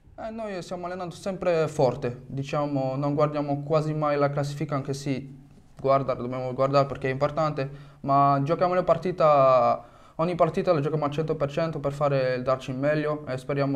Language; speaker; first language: Italian; non-native, fluent; French